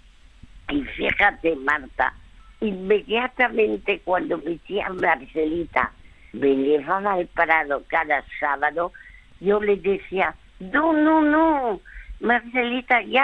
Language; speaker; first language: Spanish; early bilingual, other home language; French